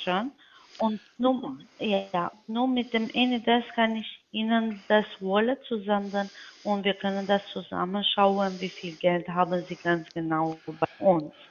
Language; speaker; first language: German; non-native, learner; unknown